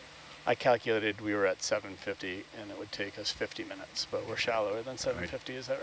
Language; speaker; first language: English; native; English